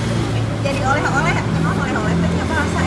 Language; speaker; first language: Indonesian; native; Indonesian